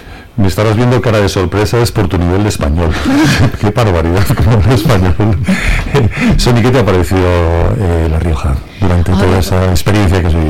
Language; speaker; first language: Spanish; native; Spanish